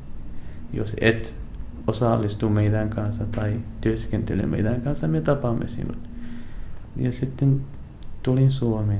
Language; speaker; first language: Finnish; non-native, learner; Arabic